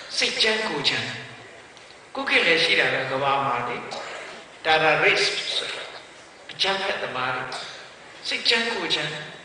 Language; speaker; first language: Burmese; native; Burmese